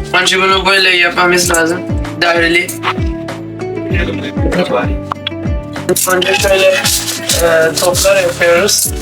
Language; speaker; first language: Turkish; non-native, fluent; Urdu